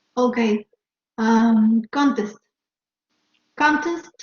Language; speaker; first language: English; non-native, learner; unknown